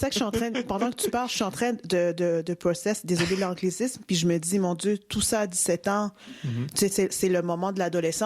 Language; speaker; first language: French; native; French